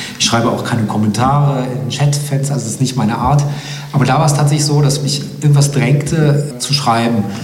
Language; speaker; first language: German; early bilingual, other home language; Slovenian